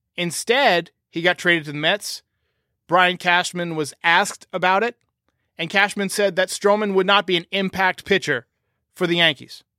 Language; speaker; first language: English; native; English